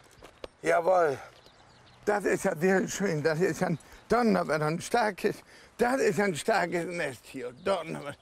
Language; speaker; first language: German; native; German